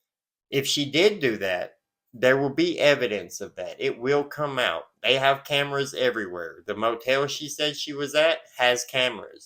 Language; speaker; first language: English; native; English